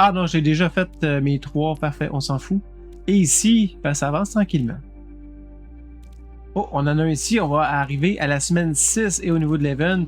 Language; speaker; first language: French; native; French